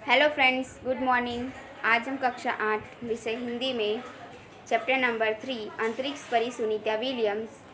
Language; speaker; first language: Hindi; non-native, local second language; Gujarati